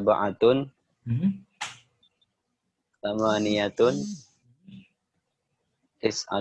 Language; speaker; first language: Arabic; non-native, learner; Indonesian